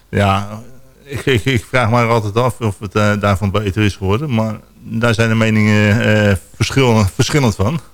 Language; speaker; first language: Dutch; native; Dutch